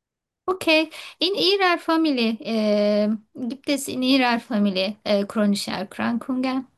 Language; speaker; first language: German; non-native, learner; Turkish